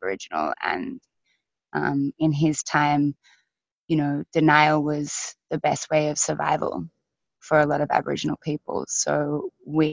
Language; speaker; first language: English; native; English